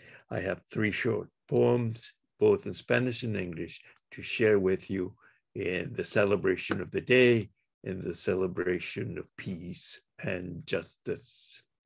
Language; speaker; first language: English; early bilingual, other home language; Spanish